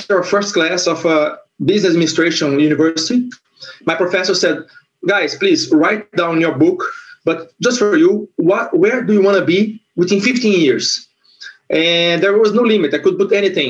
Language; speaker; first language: English; non-native, fluent; Portuguese